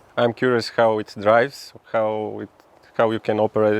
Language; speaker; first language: English; non-native, fluent; Bulgarian